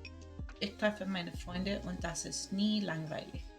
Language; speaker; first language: German; non-native, learner; Spanish